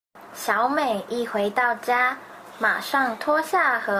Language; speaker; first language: Chinese; native; Chinese